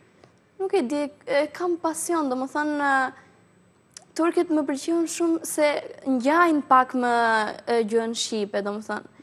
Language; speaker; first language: Albanian; early bilingual, heritage; Albanian